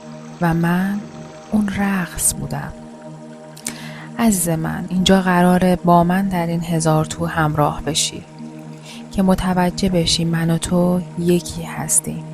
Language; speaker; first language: Persian; native; Persian